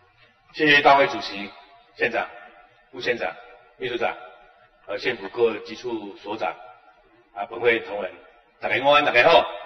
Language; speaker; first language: Chinese; native; Chinese